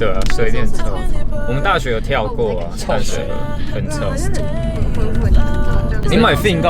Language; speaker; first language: Chinese; native; Chinese